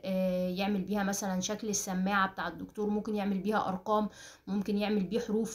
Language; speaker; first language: Arabic; native; Arabic